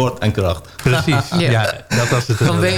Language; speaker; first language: Dutch; non-native, learner; Persian